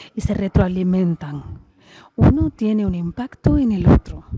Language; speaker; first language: Spanish; non-native, fluent; English